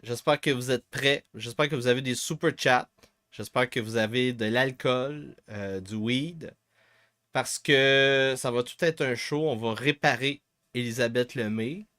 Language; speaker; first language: French; native; French